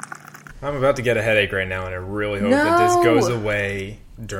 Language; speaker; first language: English; native; English